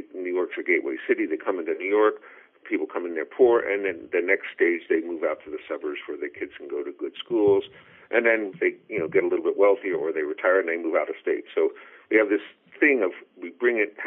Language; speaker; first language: English; native; English